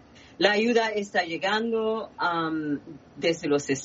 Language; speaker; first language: Spanish; non-native, fluent; Haitian Creole